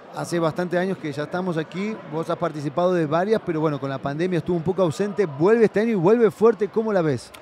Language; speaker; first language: Spanish; native; Spanish